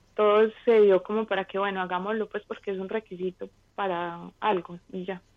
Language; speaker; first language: Spanish; native; Spanish